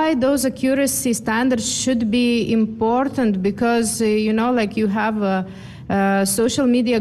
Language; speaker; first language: English; non-native, fluent; Lithuanian